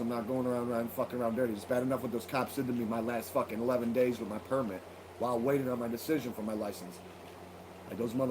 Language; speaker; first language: English; native; English